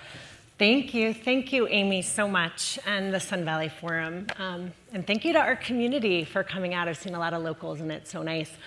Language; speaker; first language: English; native; English